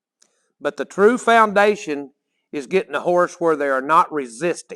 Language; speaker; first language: English; native; English